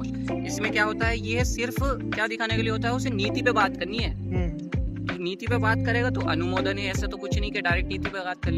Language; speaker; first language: Hindi; native; Hindi